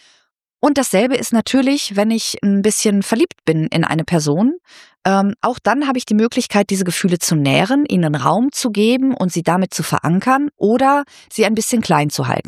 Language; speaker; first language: German; native; German